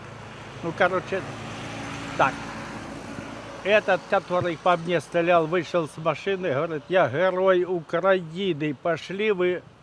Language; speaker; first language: Russian; native; Russian